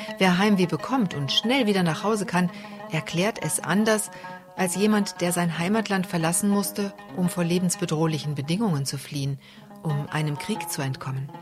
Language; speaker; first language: German; native; German